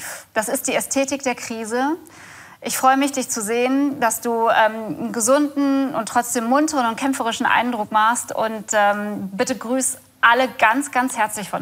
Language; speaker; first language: German; native; German